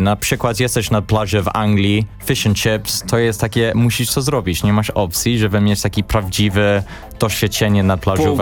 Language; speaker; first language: Polish; non-native, learner; English